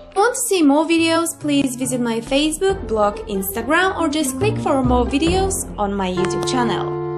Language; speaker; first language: English; non-native, fluent; Polish